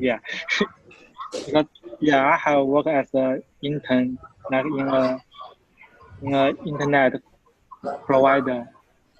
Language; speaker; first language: English; non-native, fluent; Chinese